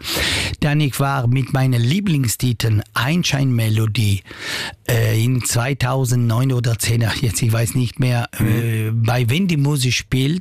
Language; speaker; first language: German; non-native, local second language; Italian